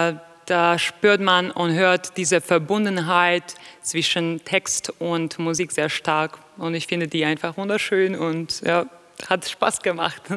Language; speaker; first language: German; non-native, fluent; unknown